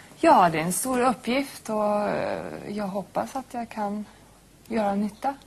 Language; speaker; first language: Swedish; non-native, fluent; German